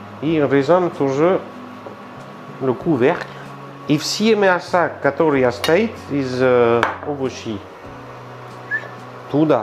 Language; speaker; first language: Russian; non-native, learner; French